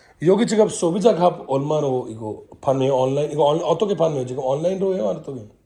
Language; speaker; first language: Korean; non-native, learner; Hindi